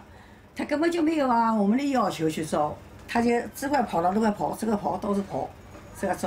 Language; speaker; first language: Chinese; native; Chinese